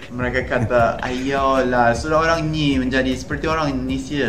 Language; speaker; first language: Indonesian; non-native, fluent; English